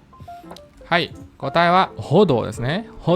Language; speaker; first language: Japanese; non-native, fluent; Indonesian